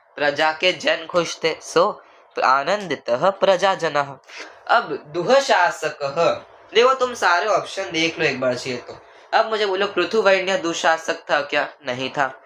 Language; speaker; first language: Hindi; non-native, local second language; Marathi